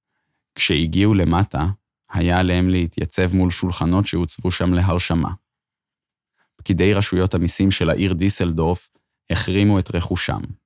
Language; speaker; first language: Hebrew; native; Hebrew